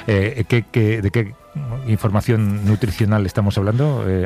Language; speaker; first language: Spanish; native; Spanish